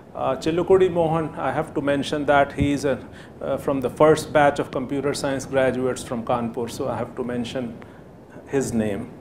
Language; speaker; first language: English; non-native, local second language; Hindi